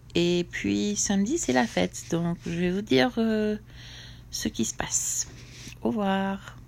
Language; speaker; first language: French; non-native, fluent; English